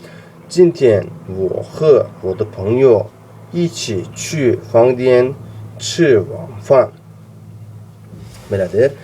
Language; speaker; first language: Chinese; non-native, learner; Azerbaijani